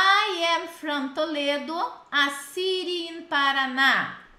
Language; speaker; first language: English; non-native, fluent; Portuguese